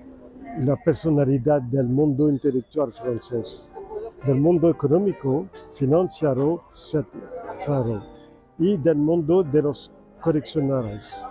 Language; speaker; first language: Spanish; non-native, fluent; French